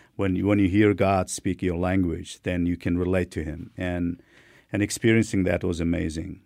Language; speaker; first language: English; non-native, fluent; Turkmen